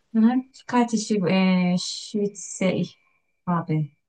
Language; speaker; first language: German; non-native, learner; Turkish